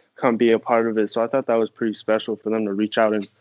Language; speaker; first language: English; non-native, fluent; French